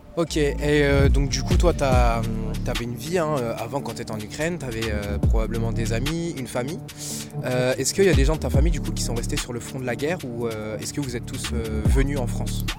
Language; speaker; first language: French; native; French